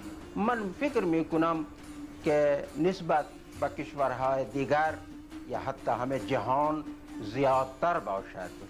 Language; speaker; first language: Persian; non-native, fluent; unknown